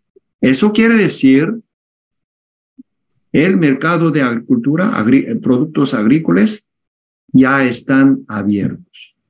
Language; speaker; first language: Spanish; non-native, fluent; Korean